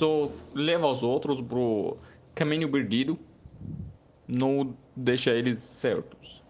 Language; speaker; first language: Portuguese; non-native, learner; Arabic